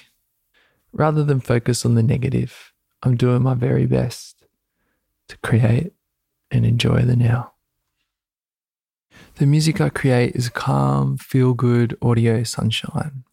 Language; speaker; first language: English; native; English